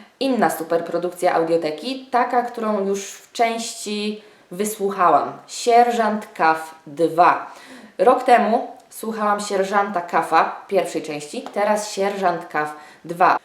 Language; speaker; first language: Polish; native; Polish